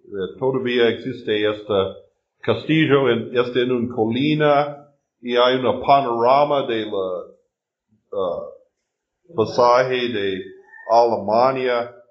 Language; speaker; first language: Spanish; non-native, learner; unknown